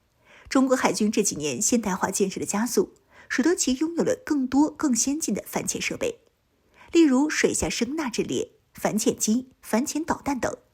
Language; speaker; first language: Chinese; native; Chinese